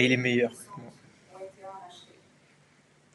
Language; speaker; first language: French; native; French